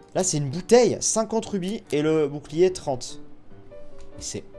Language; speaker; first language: French; native; French